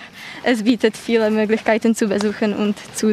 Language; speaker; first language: German; non-native, fluent; Czech